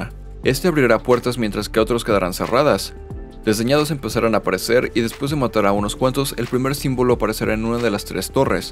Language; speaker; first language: Spanish; native; Spanish